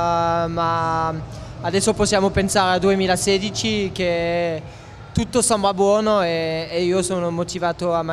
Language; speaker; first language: Italian; non-native, fluent; French